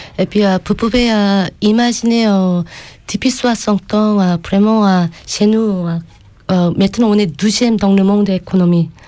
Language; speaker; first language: French; non-native, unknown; Korean